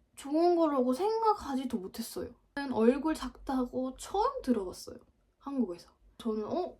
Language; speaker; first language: Korean; non-native, fluent; Ukrainian